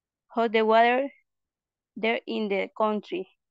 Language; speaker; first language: English; non-native, learner; Spanish